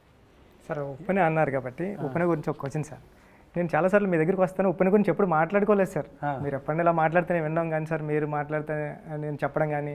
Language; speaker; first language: Telugu; native; Telugu